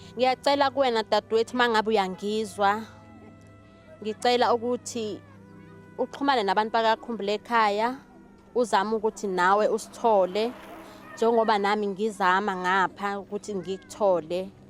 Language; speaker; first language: Zulu; native; Zulu